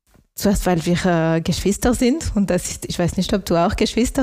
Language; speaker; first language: German; non-native, local second language; French